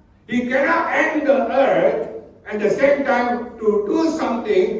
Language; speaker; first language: English; non-native, local second language; Tamil